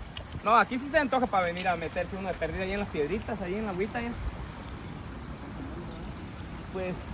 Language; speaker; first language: Spanish; native; Spanish